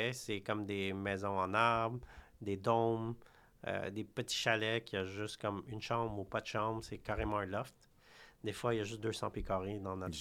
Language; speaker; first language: French; early bilingual, other home language; Khmer